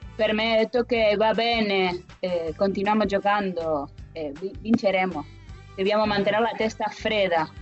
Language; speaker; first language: Italian; non-native, fluent; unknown